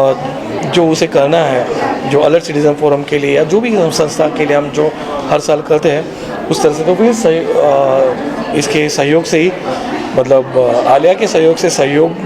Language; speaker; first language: Hindi; non-native, local second language; Marathi